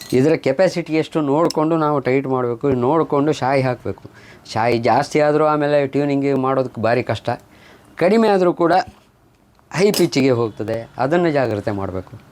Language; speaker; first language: Kannada; native; Kannada